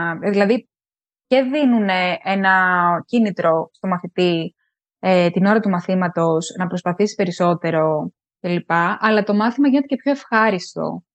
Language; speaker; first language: Greek; native; Greek